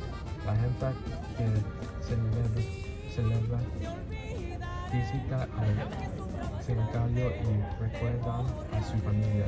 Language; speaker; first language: Spanish; non-native, fluent; English